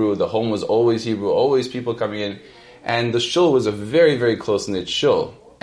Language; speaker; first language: English; native; English